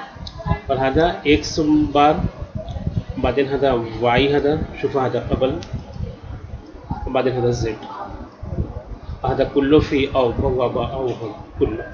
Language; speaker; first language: Arabic; non-native, learner; Urdu